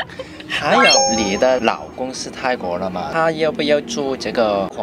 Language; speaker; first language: Chinese; non-native, local second language; Cantonese